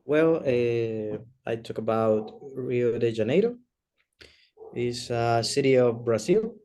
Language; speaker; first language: English; non-native, learner; Spanish